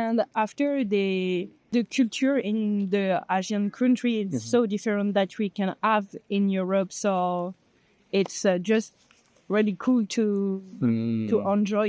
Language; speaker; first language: English; non-native, learner; French